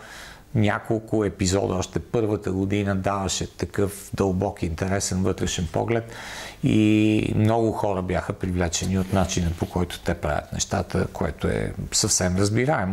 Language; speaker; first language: Bulgarian; native; Bulgarian